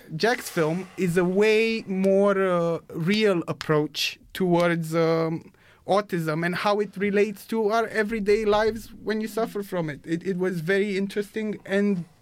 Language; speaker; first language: English; non-native, fluent; Romanian